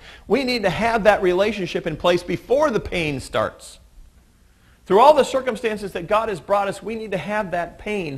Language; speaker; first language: English; native; English